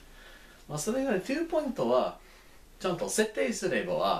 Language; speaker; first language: Japanese; non-native, learner; English